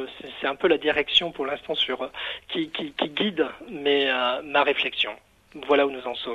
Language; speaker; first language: French; native; French